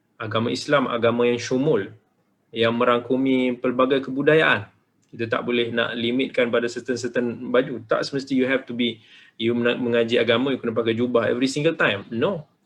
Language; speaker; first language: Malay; native; Malay